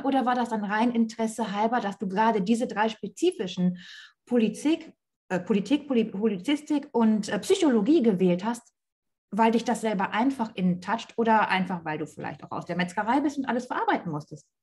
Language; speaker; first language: German; native; German